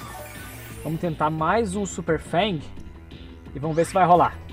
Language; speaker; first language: Portuguese; native; Portuguese